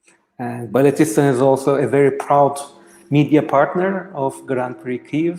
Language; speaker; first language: English; non-native, fluent; Turkish